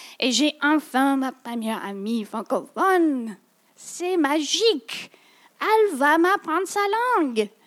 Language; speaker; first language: French; non-native, local second language; English